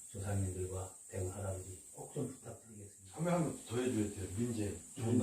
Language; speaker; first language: Korean; native; Korean